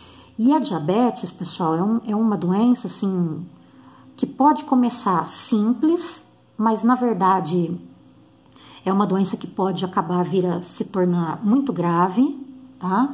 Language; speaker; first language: Portuguese; native; Portuguese